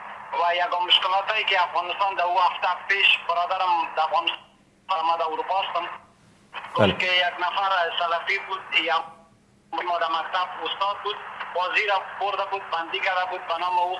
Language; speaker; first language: Persian; non-native, local second language; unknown